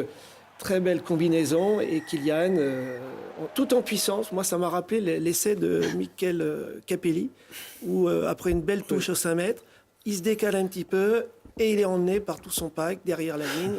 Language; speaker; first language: French; native; French